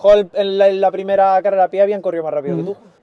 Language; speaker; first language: Spanish; native; Spanish